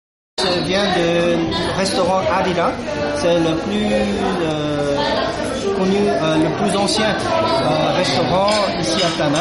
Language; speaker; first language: French; non-native, fluent; Korean